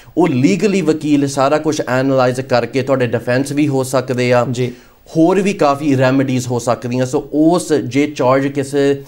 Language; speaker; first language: Punjabi; early bilingual, heritage; Punjabi